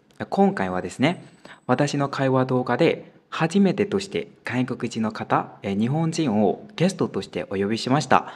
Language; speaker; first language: Japanese; non-native, fluent; Burmese